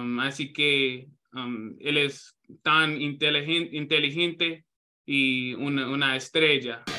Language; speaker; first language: Spanish; non-native, learner; English